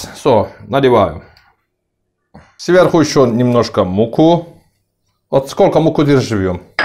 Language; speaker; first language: Russian; non-native, learner; Turkish